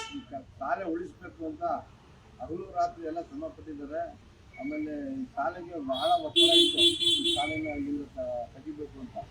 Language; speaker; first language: Kannada; native; Kannada